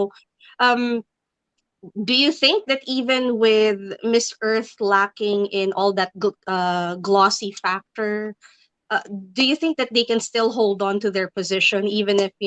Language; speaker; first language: English; non-native, local second language; Filipino